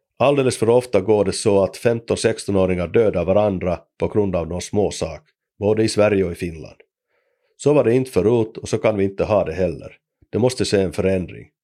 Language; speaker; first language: Swedish; native; Swedish